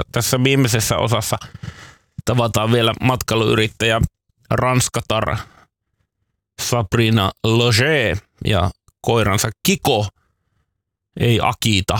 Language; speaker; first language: Finnish; native; Finnish